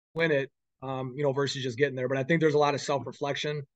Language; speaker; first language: English; native; English